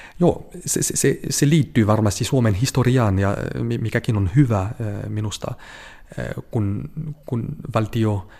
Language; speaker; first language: Finnish; non-native, fluent; French